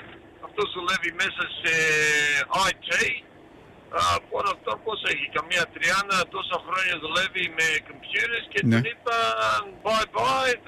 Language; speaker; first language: Greek; early bilingual, heritage; Greek